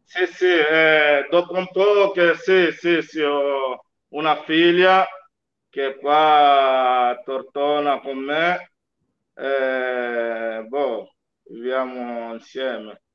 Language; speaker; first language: Italian; non-native, fluent; Swahili